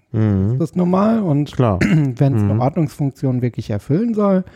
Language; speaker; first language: German; native; German